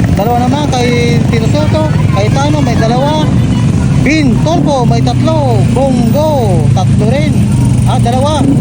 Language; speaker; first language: Filipino; non-native, local second language; Bikol